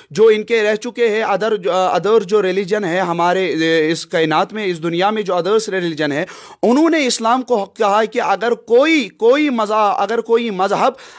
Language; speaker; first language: Hindi; non-native, local second language; Kashmiri